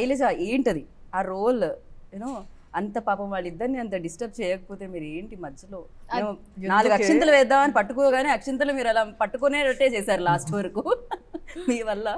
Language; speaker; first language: Telugu; native; Telugu